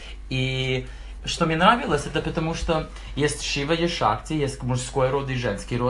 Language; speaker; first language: Russian; non-native, learner; English